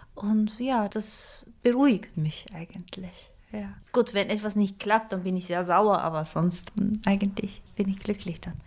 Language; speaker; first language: German; non-native, fluent; Turkish